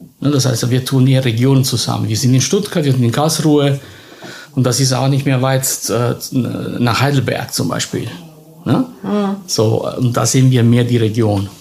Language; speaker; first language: German; non-native, fluent; Italian